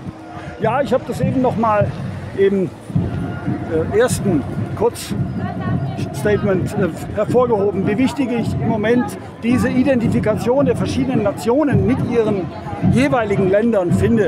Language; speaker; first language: German; native; German